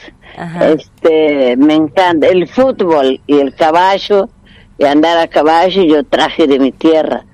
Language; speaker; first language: Spanish; non-native, fluent; Portuguese